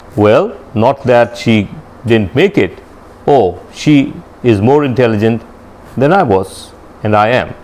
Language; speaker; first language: English; non-native, local second language; Hindi